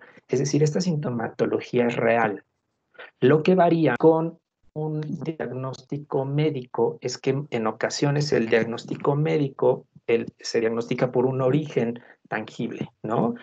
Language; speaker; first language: Spanish; native; Spanish